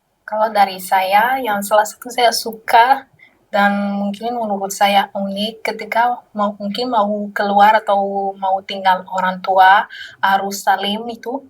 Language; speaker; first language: Indonesian; non-native, learner; Malagasy